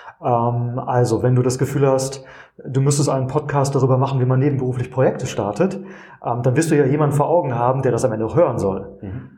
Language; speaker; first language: German; native; German